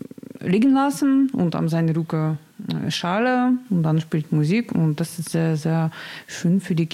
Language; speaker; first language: German; non-native, learner; Russian